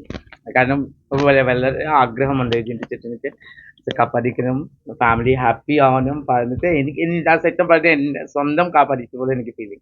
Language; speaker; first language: Malayalam; non-native, local second language; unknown